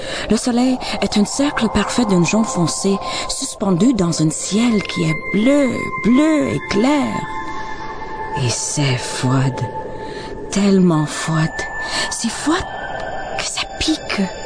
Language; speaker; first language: French; non-native, local second language; English